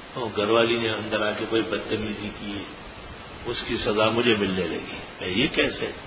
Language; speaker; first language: Urdu; non-native, local second language; Pashto